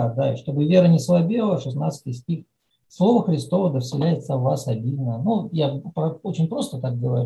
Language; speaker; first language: Russian; native; Russian